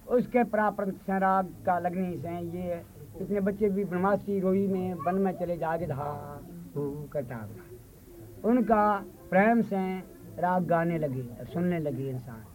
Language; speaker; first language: Hindi; non-native, local second language; Marwari